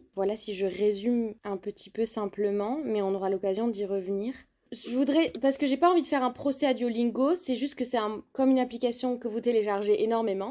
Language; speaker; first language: French; native; French